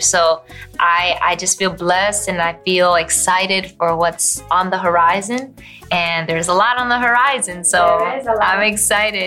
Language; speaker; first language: English; early bilingual, other home language; Spanish